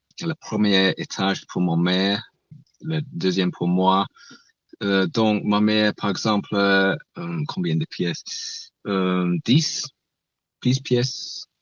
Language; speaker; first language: French; non-native, learner; English